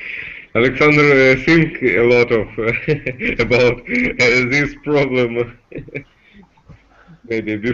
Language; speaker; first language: English; non-native, learner; Russian